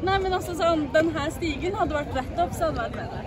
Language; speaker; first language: Norwegian; native; Norwegian